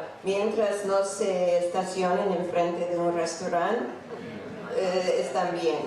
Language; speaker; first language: Spanish; non-native, fluent; English